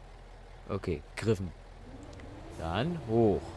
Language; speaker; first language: German; native; German